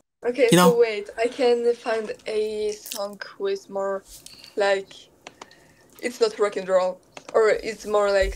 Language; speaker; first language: English; non-native, learner; Polish